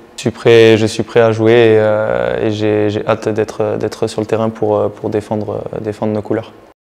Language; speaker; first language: French; native; French